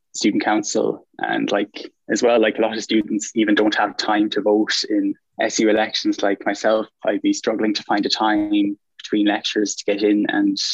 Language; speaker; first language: English; native; English